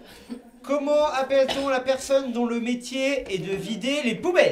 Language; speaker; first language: French; native; French